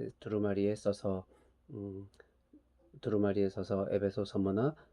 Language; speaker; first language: Korean; native; Korean